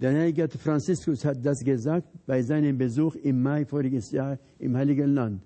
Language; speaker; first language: German; non-native, fluent; Arabic